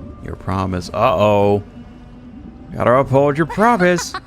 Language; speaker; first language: English; native; English